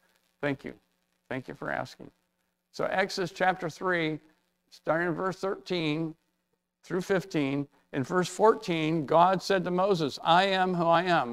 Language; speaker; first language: English; native; English